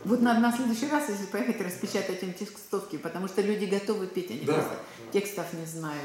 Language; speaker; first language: Russian; native; Russian